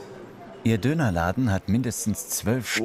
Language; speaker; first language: German; native; German